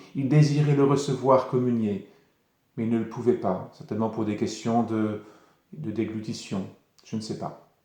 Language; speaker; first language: French; native; French